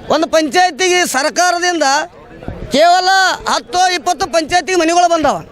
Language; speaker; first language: Kannada; native; Kannada